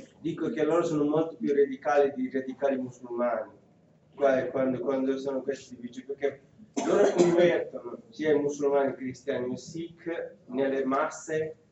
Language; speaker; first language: Italian; non-native, fluent; Urdu